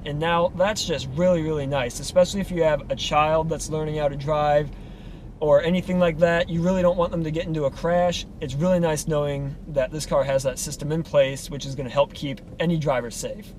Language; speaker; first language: English; native; English